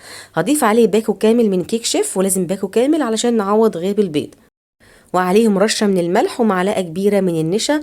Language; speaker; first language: Arabic; native; Arabic